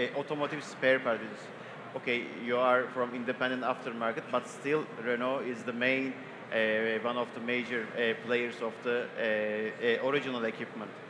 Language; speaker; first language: English; non-native, fluent; Turkish